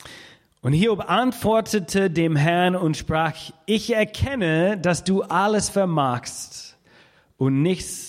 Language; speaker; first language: German; non-native, fluent; English